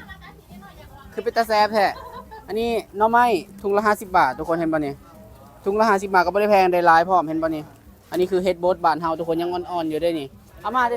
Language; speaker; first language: Thai; non-native, local second language; Northeastern Thai